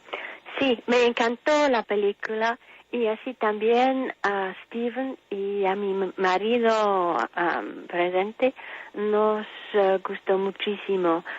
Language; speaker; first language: Spanish; non-native, fluent; English